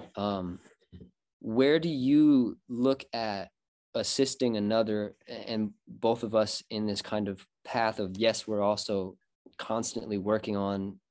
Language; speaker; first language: English; native; English